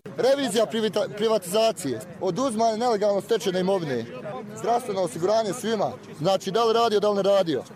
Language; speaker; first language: Croatian; native; Croatian